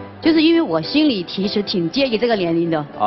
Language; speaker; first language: Chinese; native; Chinese